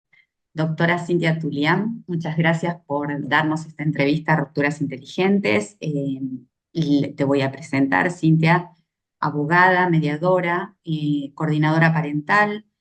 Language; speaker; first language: Spanish; native; Spanish